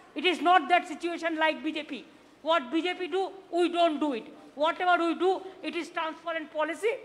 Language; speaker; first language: English; non-native, local second language; Bangla